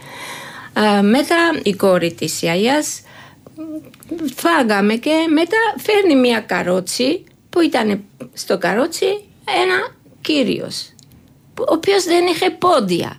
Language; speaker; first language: Greek; non-native, learner; Georgian